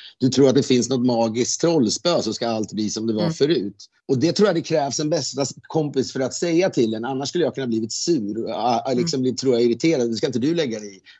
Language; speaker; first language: Swedish; native; Swedish